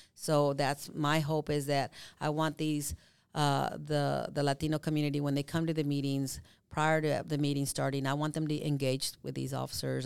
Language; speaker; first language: English; early bilingual, other home language; Spanish